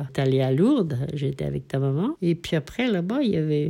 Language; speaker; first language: French; native; French